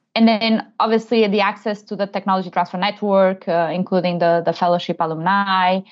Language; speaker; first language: English; non-native, fluent; Portuguese